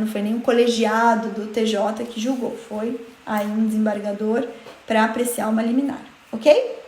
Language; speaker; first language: Portuguese; native; Portuguese